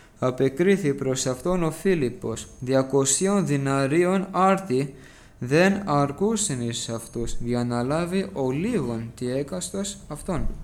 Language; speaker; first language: Greek; early bilingual, heritage; Greek